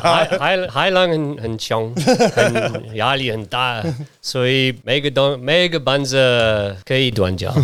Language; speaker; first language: Chinese; non-native, learner; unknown